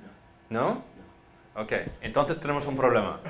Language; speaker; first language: Spanish; non-native, fluent; English